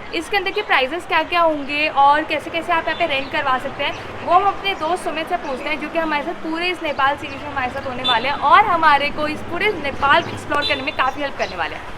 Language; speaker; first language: Hindi; native; Hindi